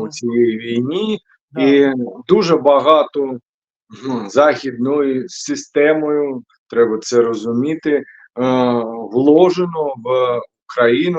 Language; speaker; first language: Ukrainian; non-native, local second language; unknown